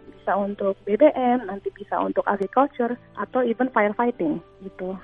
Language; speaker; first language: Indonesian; native; Indonesian